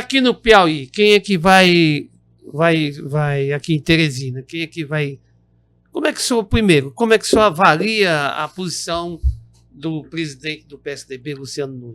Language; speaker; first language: Portuguese; native; Portuguese